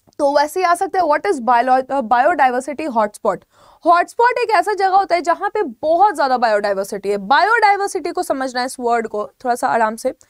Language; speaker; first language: Hindi; native; Hindi